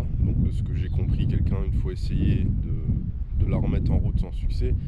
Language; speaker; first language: French; native; French